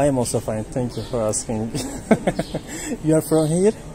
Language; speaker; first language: English; non-native, learner; Turkish